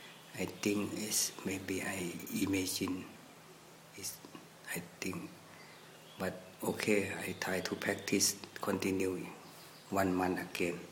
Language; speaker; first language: English; non-native, learner; Thai